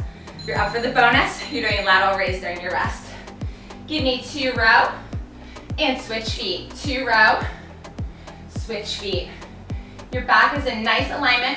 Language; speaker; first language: English; native; English